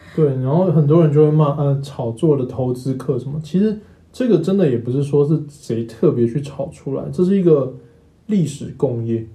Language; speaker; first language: Chinese; native; Chinese